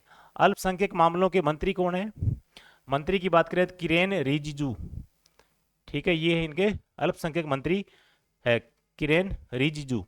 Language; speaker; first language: Hindi; native; Hindi